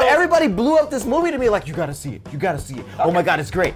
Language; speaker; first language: English; native; English